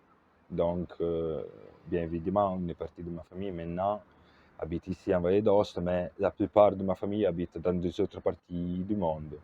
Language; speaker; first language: French; non-native, local second language; Italian